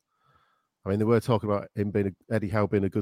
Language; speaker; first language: English; native; English